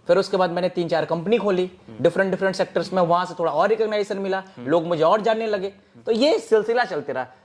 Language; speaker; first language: Hindi; native; Hindi